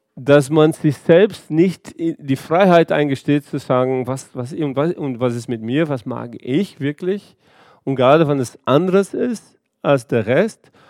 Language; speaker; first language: German; early bilingual, heritage; Portuguese